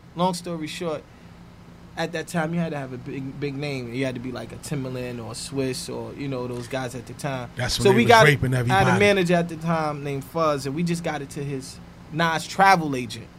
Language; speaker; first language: English; native; English